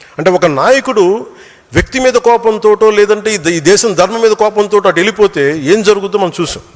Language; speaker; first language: Telugu; native; Telugu